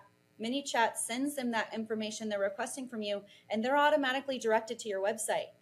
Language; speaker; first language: English; native; English